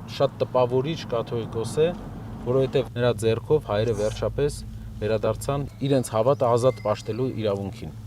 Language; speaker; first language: Armenian; native; Armenian